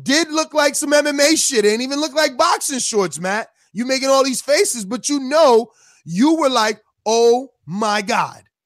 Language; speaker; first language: English; native; English